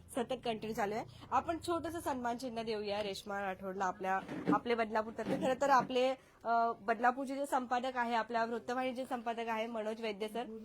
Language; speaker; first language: Marathi; native; Marathi